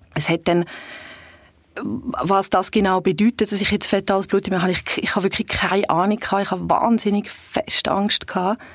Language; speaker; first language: German; early bilingual, other home language; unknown